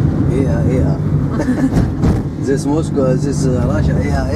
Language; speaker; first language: English; non-native, learner; Arabic